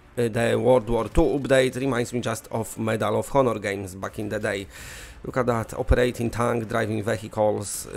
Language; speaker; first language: English; non-native, fluent; Polish